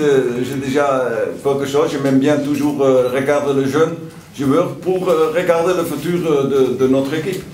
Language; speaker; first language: French; non-native, learner; Dutch